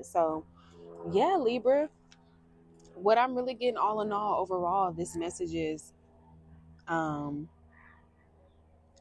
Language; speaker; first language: English; native; English